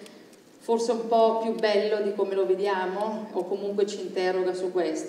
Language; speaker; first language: Italian; native; Italian